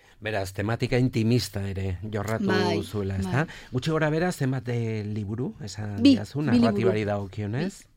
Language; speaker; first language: Basque; native; Basque